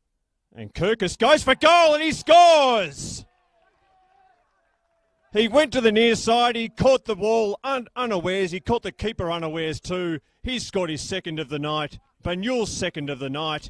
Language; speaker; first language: English; native; English